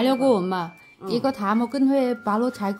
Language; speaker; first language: Korean; non-native, learner; Vietnamese